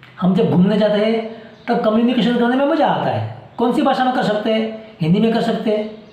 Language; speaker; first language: Hindi; non-native, local second language; Gujarati